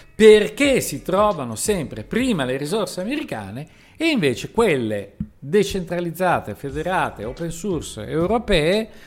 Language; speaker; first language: Italian; native; Italian